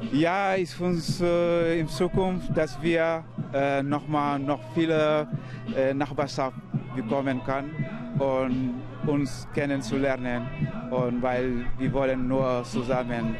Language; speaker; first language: German; non-native, learner; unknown